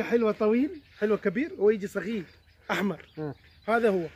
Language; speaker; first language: Arabic; non-native, learner; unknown